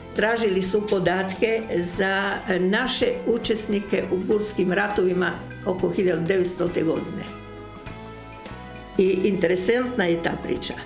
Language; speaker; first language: Croatian; native; Croatian